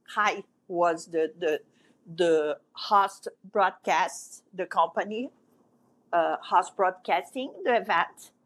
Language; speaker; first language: English; non-native, fluent; French